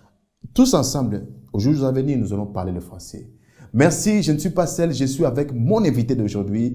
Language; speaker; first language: French; non-native, fluent; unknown